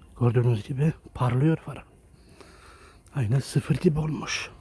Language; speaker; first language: Turkish; early bilingual, heritage; Turkish